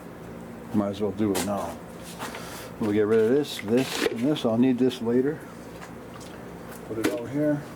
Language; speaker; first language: English; native; English